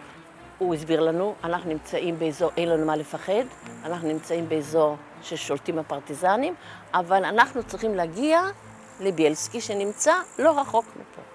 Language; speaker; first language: Hebrew; early bilingual, other home language; Yiddish